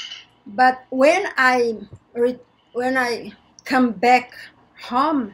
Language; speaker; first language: English; non-native, learner; Portuguese